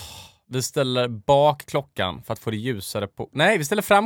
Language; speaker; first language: Swedish; native; Swedish